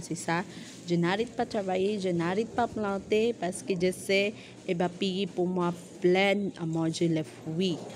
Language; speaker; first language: French; non-native, learner; Filipino